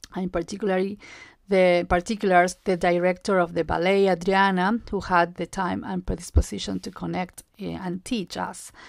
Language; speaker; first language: English; non-native, fluent; Spanish